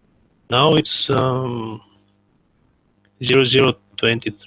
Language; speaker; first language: English; non-native, learner; Russian